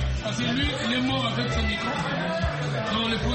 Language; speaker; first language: French; non-native, local second language; Lingala